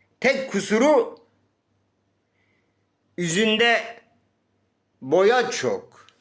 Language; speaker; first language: Turkish; native; Turkish